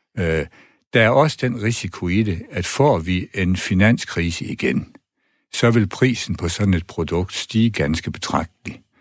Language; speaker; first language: Danish; native; Danish